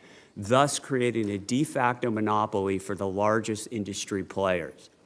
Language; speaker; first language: English; native; English